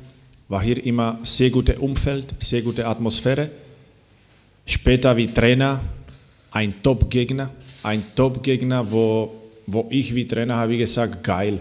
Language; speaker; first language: German; non-native, fluent; Slovak